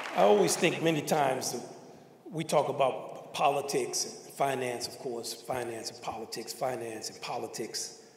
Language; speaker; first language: English; native; English